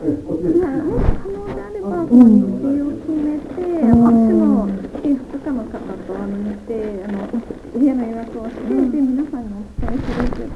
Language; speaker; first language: Japanese; native; Japanese